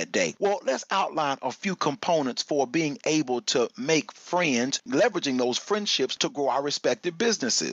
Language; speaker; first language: English; native; English